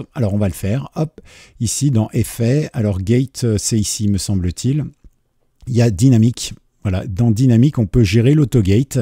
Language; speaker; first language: French; native; French